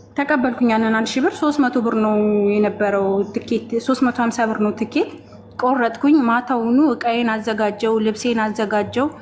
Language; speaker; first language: Amharic; native; Amharic